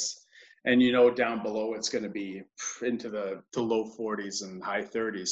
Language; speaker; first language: English; native; English